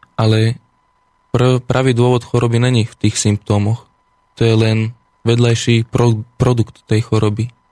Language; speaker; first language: Slovak; native; Slovak